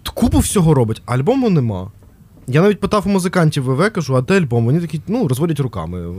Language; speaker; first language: Ukrainian; non-native, local second language; Russian